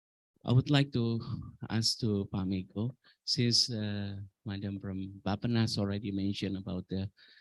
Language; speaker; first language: English; non-native, fluent; Indonesian